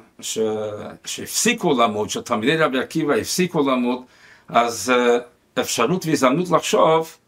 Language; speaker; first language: Hebrew; non-native, fluent; Spanish